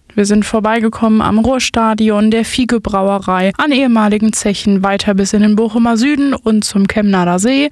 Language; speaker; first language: German; native; German